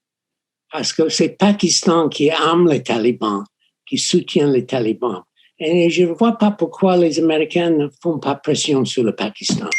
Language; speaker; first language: French; non-native, fluent; English